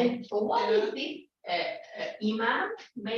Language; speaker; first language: English; non-native, learner; Slovak